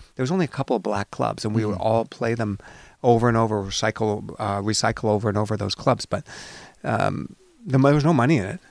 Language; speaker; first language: English; native; English